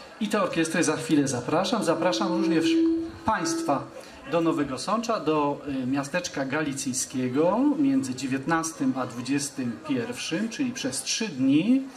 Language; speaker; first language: Polish; native; Polish